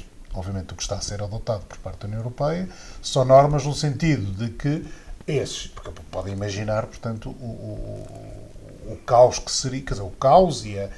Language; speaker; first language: Portuguese; native; Portuguese